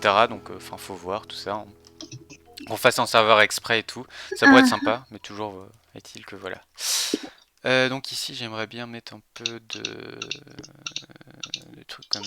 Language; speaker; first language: French; native; French